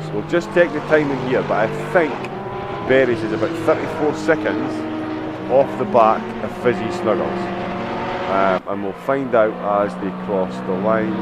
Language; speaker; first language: English; native; English